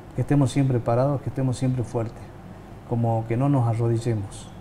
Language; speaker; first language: Spanish; native; Spanish